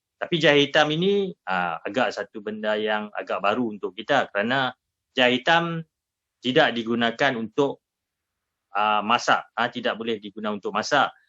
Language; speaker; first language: Malay; native; Malay